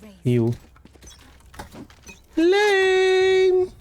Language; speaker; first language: Dutch; native; Dutch